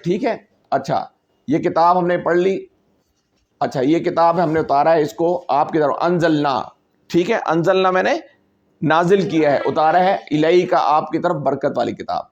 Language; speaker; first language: Urdu; non-native, local second language; Punjabi